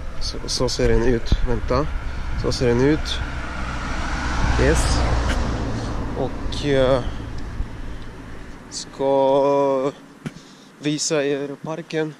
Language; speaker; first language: Swedish; non-native, fluent; Russian